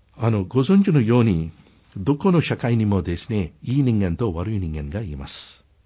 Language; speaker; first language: Japanese; non-native, fluent; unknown